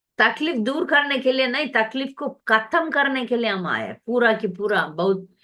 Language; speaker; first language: Hindi; non-native, local second language; Tamil